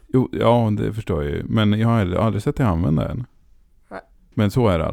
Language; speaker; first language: Swedish; native; Swedish